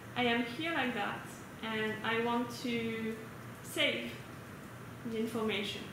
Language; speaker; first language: English; non-native, fluent; French